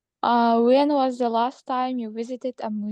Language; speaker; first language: English; non-native, learner; Kazakh